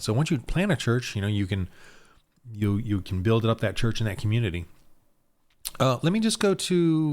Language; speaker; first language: English; native; English